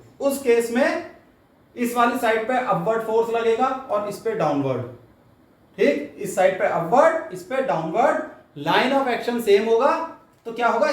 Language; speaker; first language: Hindi; native; Hindi